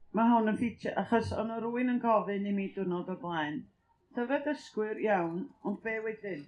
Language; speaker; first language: Welsh; native; Welsh